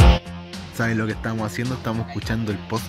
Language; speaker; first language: Spanish; native; Spanish